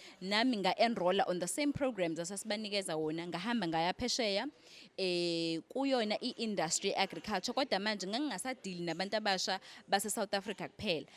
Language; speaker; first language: Zulu; native; Zulu